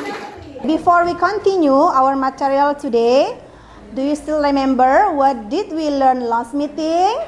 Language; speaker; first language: English; non-native, fluent; Indonesian